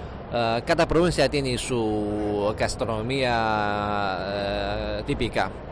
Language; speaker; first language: Spanish; non-native, fluent; Chinese